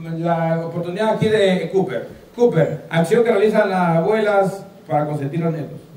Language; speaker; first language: Spanish; native; Spanish